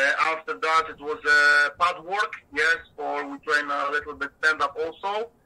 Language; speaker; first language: English; non-native, learner; Polish